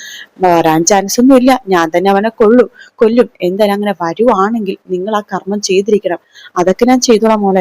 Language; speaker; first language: Malayalam; native; Malayalam